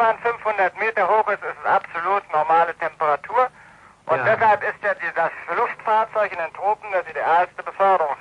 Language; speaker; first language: German; native; German